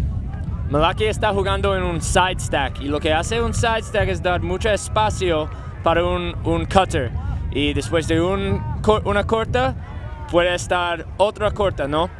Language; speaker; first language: Spanish; non-native, learner; English